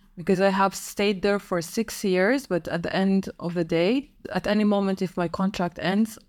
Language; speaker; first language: English; non-native, fluent; Arabic